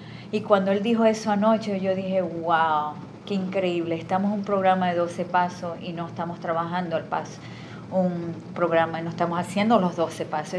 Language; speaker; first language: Spanish; native; Spanish